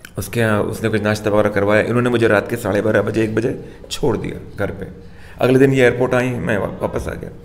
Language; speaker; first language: Hindi; non-native, local second language; Urdu